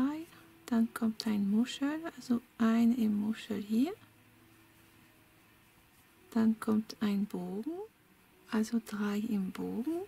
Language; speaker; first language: German; non-native, fluent; French